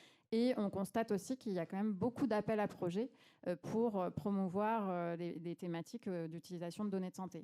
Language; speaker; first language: French; native; French